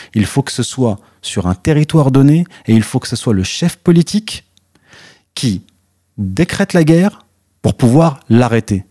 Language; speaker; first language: French; early bilingual, other home language; Arabic